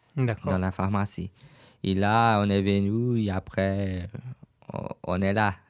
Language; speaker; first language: French; non-native, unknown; Portuguese